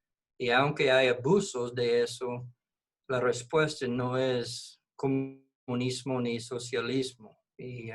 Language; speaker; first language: Spanish; non-native, fluent; English